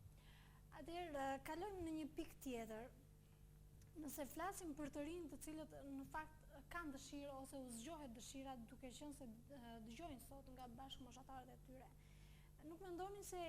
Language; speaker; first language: Albanian; native; Albanian